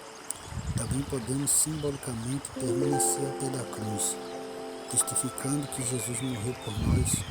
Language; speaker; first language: Portuguese; native; Portuguese